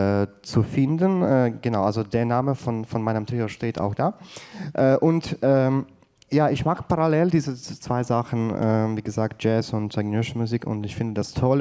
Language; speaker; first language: German; non-native, fluent; Ukrainian